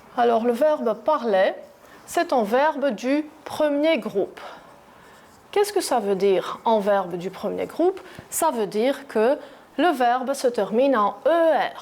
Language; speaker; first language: French; non-native, fluent; Greek